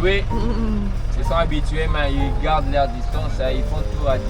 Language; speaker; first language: French; native; French